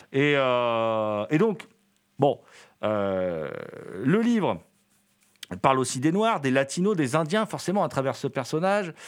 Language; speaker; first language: French; native; French